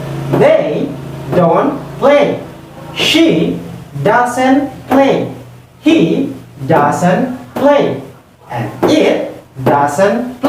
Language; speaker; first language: English; non-native, fluent; Indonesian